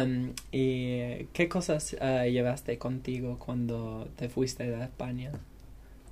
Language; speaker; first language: Spanish; non-native, learner; English